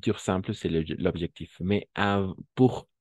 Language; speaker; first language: French; non-native, fluent; Spanish